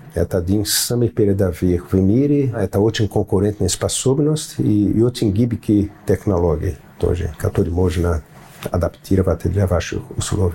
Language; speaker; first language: Russian; non-native, fluent; Portuguese